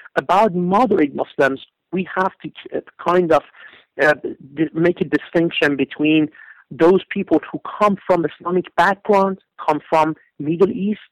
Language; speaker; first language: English; non-native, fluent; Persian